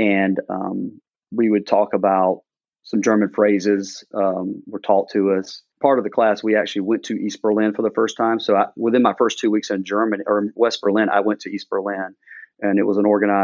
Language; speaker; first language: English; native; English